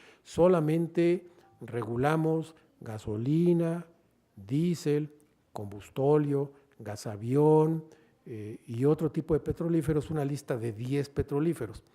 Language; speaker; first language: Spanish; native; Spanish